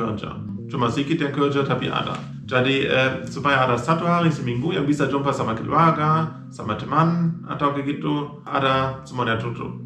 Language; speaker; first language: Indonesian; non-native, fluent; German